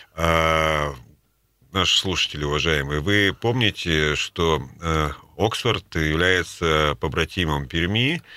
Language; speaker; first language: Russian; native; Russian